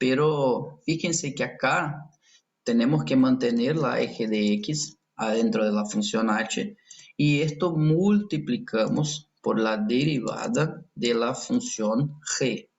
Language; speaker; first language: Spanish; non-native, fluent; Portuguese